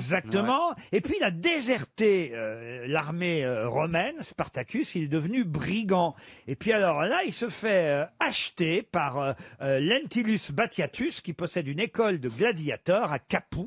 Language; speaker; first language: French; native; French